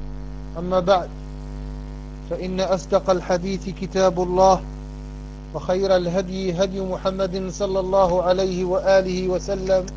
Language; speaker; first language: Arabic; non-native, fluent; French